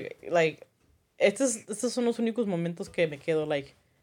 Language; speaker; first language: Spanish; early bilingual, heritage; Spanish